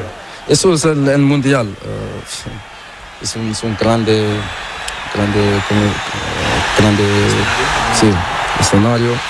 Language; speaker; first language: Spanish; non-native, learner; Portuguese